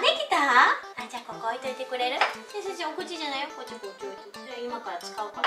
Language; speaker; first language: Japanese; native; Japanese